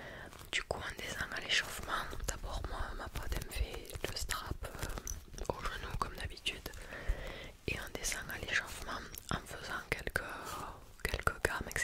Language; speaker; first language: French; native; French